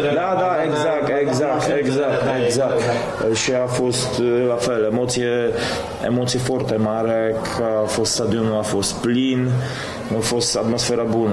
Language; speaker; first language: Romanian; non-native, fluent; Polish